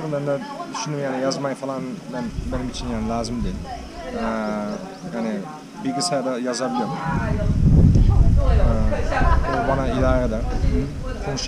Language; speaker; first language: Turkish; early bilingual, heritage; Turkish